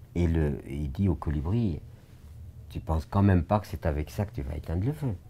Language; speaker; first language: French; non-native, local second language; Arabic